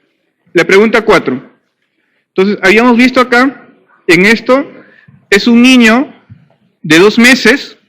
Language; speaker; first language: Spanish; native; Spanish